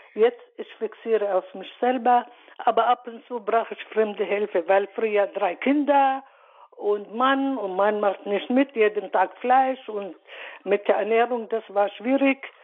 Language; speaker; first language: German; non-native, learner; Arabic